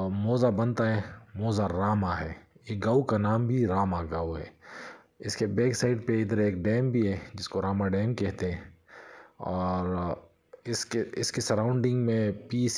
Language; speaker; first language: Urdu; non-native, local second language; Punjabi